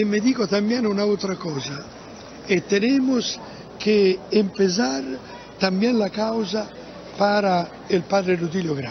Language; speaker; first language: Spanish; non-native, fluent; Italian